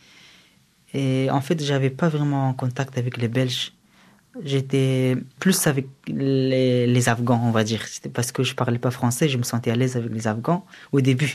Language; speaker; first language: French; early bilingual, other home language; Persian